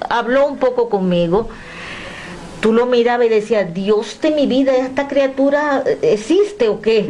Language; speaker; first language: Spanish; native; Spanish